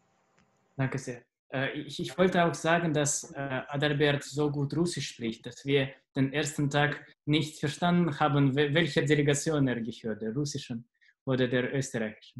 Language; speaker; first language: German; non-native, fluent; Russian